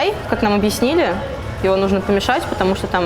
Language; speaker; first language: Russian; native; Russian